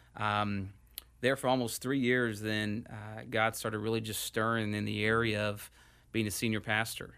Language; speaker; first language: English; native; English